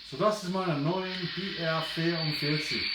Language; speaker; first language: German; non-native, fluent; English